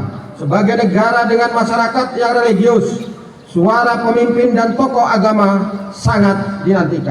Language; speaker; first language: Indonesian; native; Indonesian